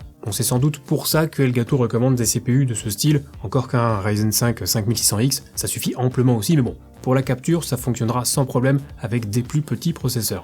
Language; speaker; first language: French; native; French